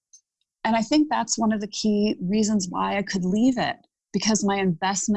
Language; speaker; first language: English; native; English